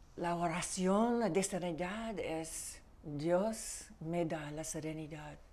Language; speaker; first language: Spanish; non-native, learner; English